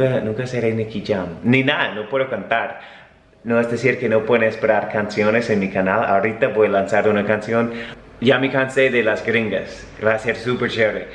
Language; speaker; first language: Spanish; native; Spanish